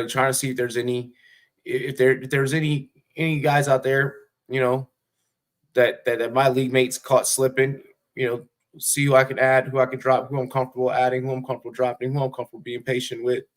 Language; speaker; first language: English; native; English